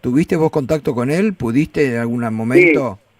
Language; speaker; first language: Spanish; native; Spanish